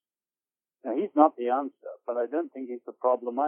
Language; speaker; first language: English; native; English